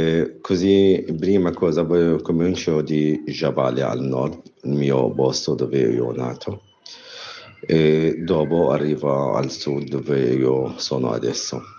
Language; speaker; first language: Italian; non-native, learner; Arabic